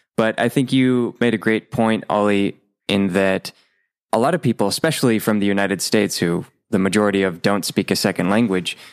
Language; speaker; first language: English; native; English